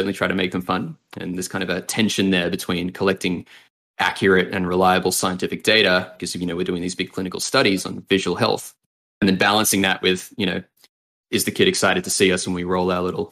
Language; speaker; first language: English; native; English